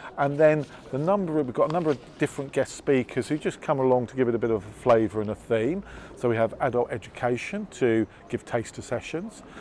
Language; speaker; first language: English; native; English